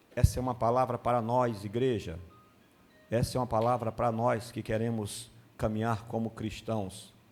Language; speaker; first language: Portuguese; native; Portuguese